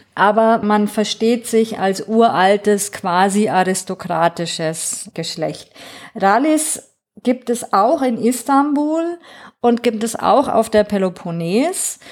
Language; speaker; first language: German; non-native, fluent; Greek